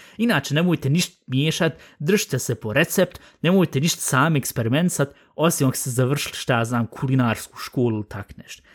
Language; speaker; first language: Bosnian; early bilingual, heritage; Bosnian